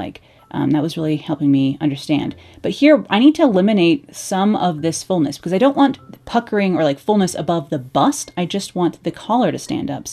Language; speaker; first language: English; native; English